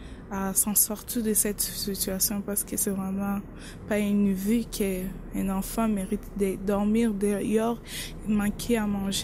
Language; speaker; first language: French; non-native, local second language; Lingala